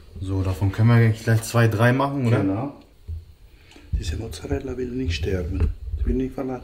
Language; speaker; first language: German; native; German